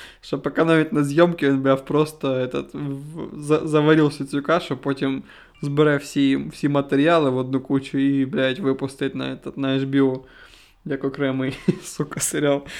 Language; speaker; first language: Ukrainian; non-native, local second language; Russian